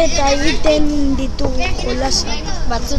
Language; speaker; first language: Basque; non-native, local second language; Spanish